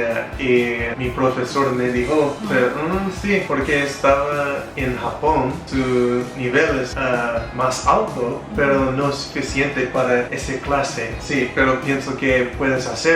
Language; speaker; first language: Spanish; non-native, fluent; English